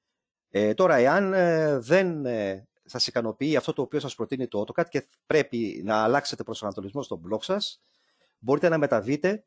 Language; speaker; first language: Greek; native; Greek